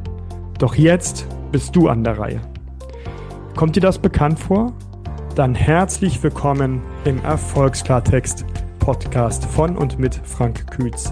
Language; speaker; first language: German; native; German